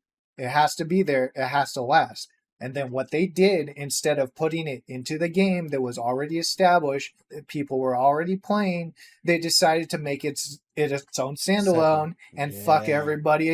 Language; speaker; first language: English; native; English